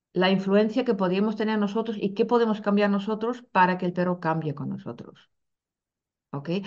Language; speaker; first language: Spanish; non-native, fluent; Dutch